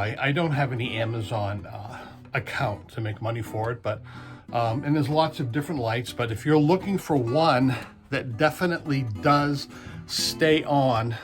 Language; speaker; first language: English; native; English